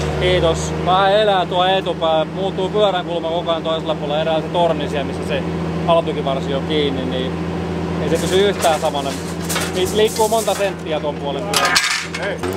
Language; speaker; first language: Finnish; native; Finnish